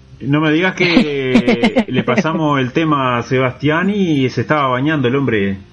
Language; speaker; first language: Spanish; native; Spanish